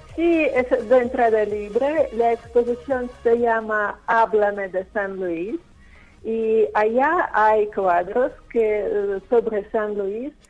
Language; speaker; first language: Spanish; non-native, fluent; Russian